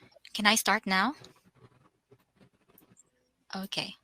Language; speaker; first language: English; non-native, local second language; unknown